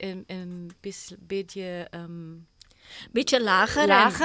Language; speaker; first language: Dutch; non-native, learner; Portuguese